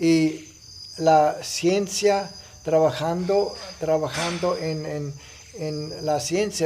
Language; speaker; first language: Spanish; non-native, fluent; Italian